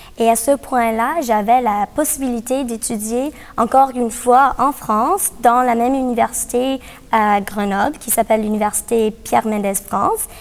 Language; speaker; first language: French; non-native, local second language; English